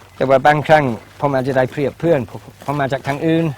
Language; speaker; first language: Thai; non-native, fluent; English